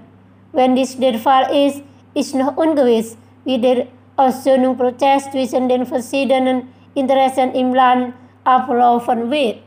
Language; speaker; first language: German; non-native, fluent; Indonesian